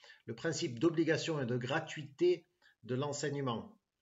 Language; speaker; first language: French; non-native, fluent; English